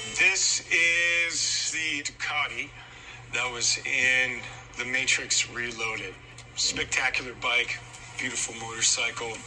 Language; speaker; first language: English; native; English